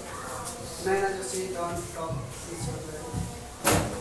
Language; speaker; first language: English; non-native, local second language; Hindi